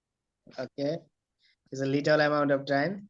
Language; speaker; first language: English; non-native, learner; Bangla